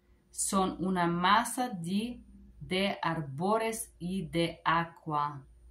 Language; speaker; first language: Spanish; non-native, learner; Macedonian